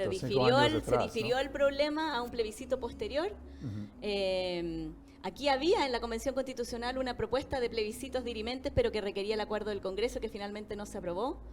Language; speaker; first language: Spanish; native; Spanish